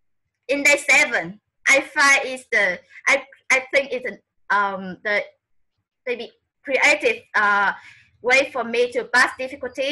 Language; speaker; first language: English; non-native, learner; Vietnamese